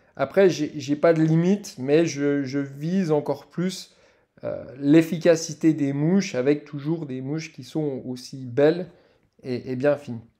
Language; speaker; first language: French; native; French